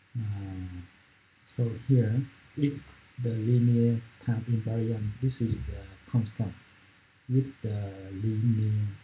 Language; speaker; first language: English; non-native, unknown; Vietnamese